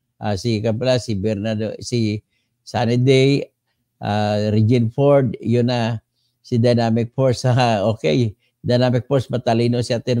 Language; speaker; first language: Filipino; native; Filipino